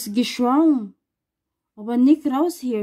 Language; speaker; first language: German; non-native, learner; Filipino